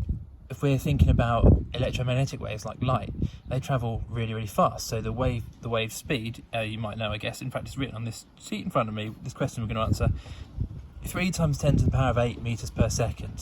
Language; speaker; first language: English; native; English